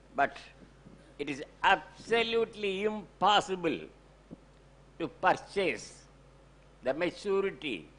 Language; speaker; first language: English; non-native, local second language; Tamil